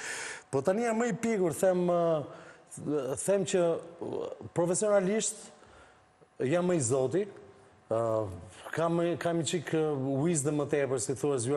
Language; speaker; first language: Albanian; native; Albanian